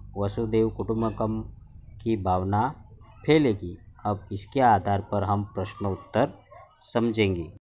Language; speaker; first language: Hindi; non-native, local second language; Marathi